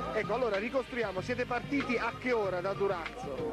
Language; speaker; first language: Italian; native; Italian